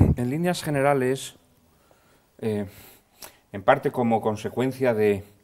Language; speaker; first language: Spanish; native; Spanish